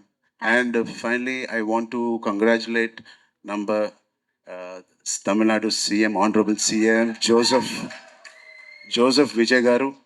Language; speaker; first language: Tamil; non-native, learner; Telugu